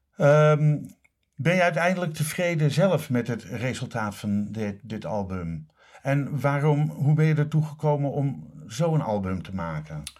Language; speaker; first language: Dutch; native; Dutch